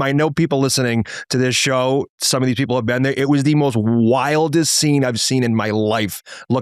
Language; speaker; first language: English; native; English